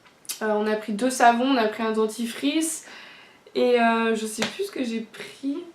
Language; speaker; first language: French; native; French